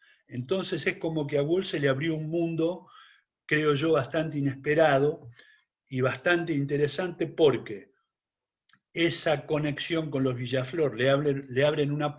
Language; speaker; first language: Spanish; native; Spanish